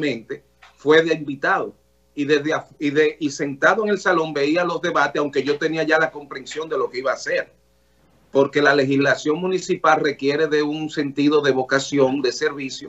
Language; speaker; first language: Spanish; native; Spanish